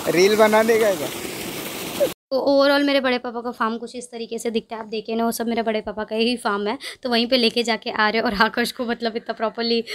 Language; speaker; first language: Hindi; non-native, local second language; Tamil